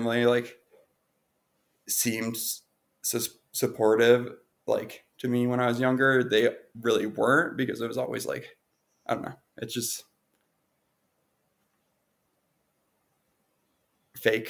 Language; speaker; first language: English; native; English